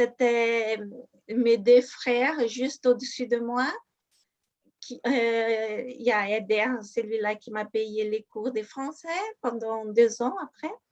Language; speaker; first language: French; non-native, fluent; Portuguese